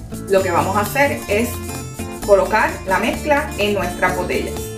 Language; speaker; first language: Spanish; native; Spanish